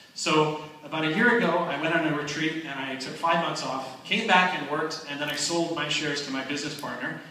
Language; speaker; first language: English; native; English